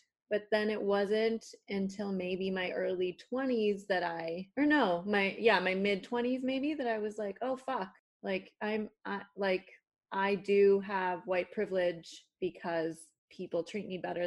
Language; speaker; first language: English; non-native, fluent; Spanish